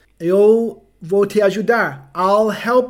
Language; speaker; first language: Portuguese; non-native, fluent; English